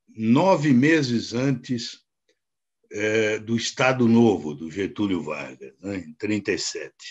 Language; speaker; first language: Portuguese; native; Portuguese